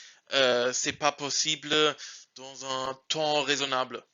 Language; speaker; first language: French; non-native, learner; German